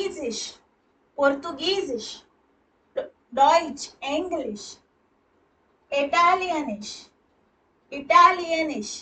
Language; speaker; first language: German; non-native, fluent; Hindi